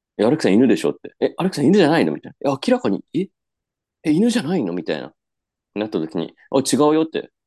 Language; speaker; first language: Japanese; native; Japanese